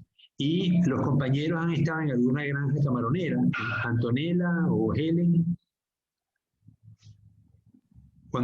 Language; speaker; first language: Spanish; native; Spanish